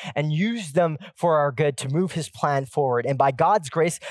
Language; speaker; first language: English; native; English